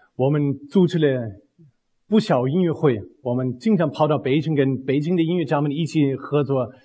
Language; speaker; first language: Chinese; non-native, fluent; German